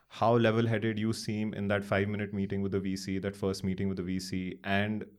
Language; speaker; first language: English; non-native, local second language; Hindi